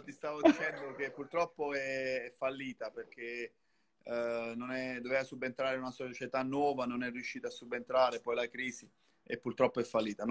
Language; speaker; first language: Italian; native; Italian